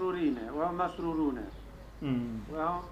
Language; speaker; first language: Arabic; non-native, learner; Turkish